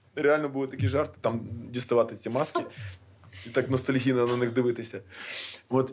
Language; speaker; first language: Ukrainian; non-native, local second language; Russian